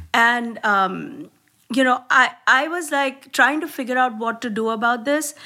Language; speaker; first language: English; non-native, local second language; Gujarati